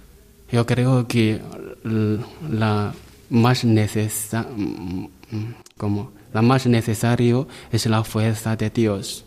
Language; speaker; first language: Spanish; non-native, learner; Chinese